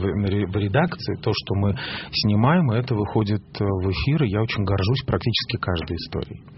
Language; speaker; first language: Russian; native; Russian